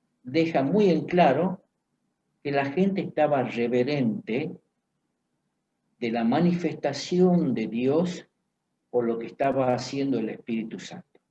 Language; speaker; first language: Spanish; native; Spanish